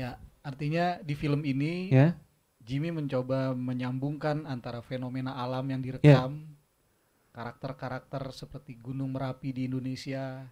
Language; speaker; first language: Indonesian; native; Indonesian